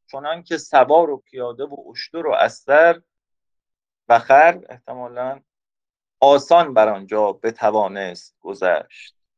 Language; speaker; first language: Persian; native; Persian